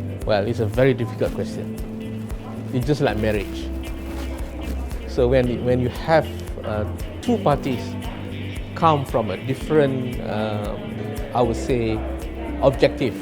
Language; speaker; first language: English; non-native, local second language; Malay